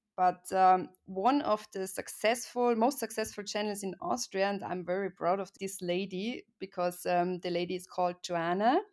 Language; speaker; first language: English; non-native, fluent; German